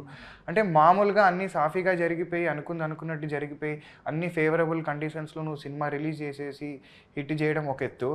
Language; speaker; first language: Telugu; native; Telugu